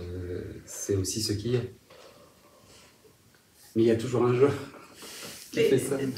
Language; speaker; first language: French; native; French